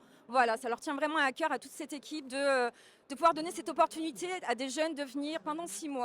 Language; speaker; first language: French; native; French